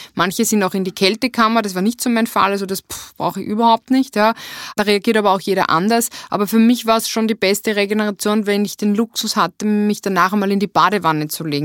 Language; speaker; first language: German; native; German